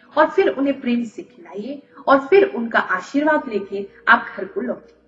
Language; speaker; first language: Hindi; native; Hindi